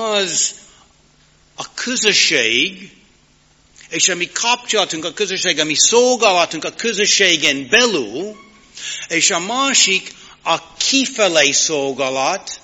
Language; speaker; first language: Hungarian; non-native, learner; English